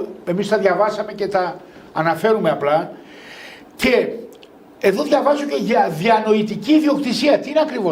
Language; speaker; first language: Greek; native; Greek